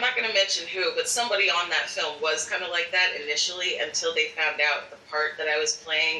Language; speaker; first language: English; native; English